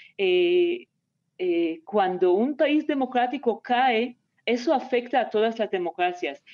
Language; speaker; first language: Spanish; non-native, fluent; Hebrew